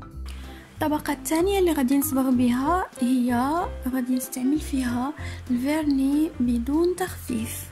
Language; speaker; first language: Arabic; native; Arabic